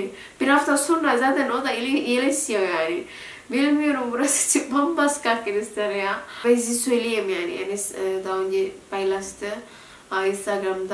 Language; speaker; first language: Turkish; non-native, learner; Indonesian